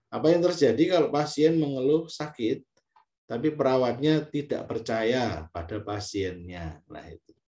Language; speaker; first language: Indonesian; native; Indonesian